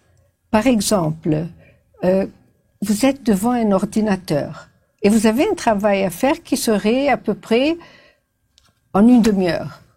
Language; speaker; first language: French; non-native, fluent; Portuguese